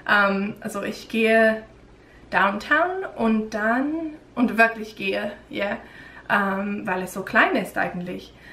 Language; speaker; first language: German; non-native, learner; English